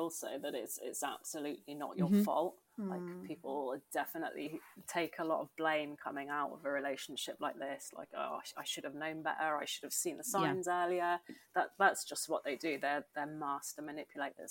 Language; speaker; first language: English; native; English